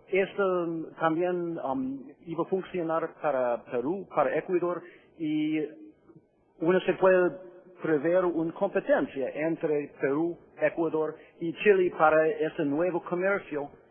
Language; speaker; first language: Spanish; non-native, fluent; English